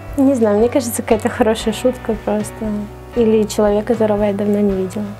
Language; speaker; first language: Russian; native; Russian